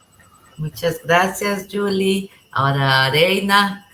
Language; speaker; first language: Spanish; non-native, local second language; Portuguese